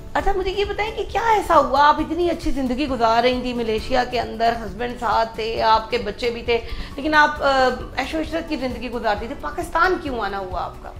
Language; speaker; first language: Urdu; native; Urdu